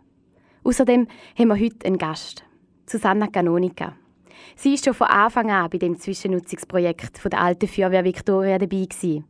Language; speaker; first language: German; native; German